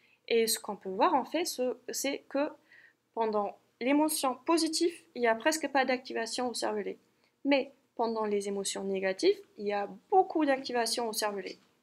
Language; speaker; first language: French; non-native, fluent; German